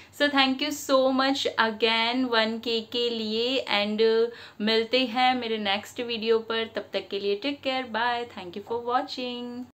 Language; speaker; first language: Hindi; non-native, local second language; Bangla